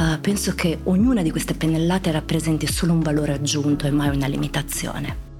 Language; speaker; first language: Italian; early bilingual, other home language; Croatian